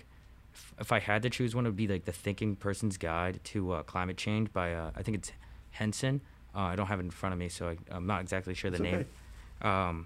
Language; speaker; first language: English; native; English